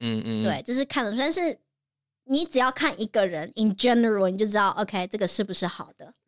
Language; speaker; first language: Chinese; native; Chinese